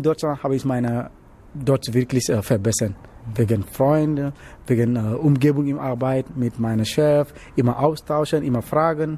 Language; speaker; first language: German; non-native, learner; Wolof